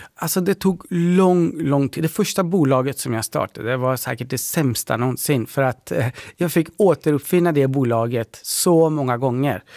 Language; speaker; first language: Swedish; early bilingual, other home language; Persian